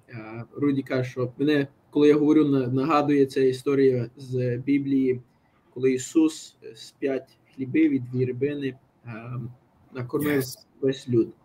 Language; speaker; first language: Ukrainian; early bilingual, heritage; Ukrainian